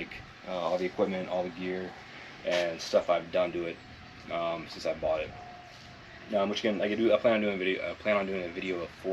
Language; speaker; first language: English; native; English